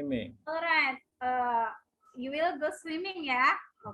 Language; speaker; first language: English; non-native, learner; Indonesian